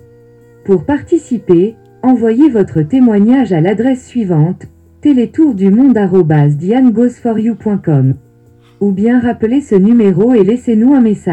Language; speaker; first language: French; native; French